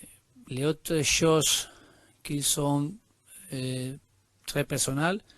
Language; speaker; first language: French; non-native, learner; Spanish